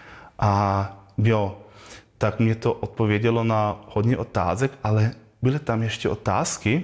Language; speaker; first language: Czech; non-native, fluent; Croatian